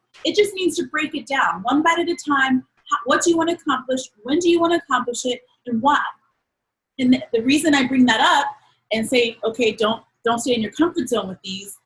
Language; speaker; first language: English; native; English